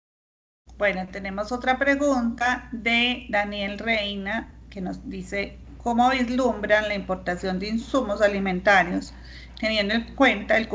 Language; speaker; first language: Spanish; native; Spanish